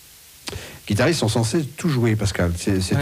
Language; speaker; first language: French; native; French